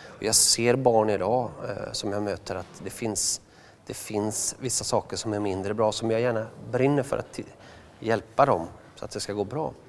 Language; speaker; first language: Swedish; early bilingual, other home language; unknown